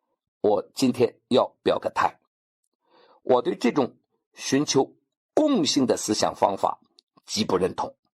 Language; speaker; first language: Chinese; native; Chinese